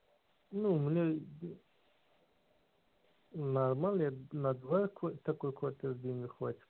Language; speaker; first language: Russian; non-native, learner; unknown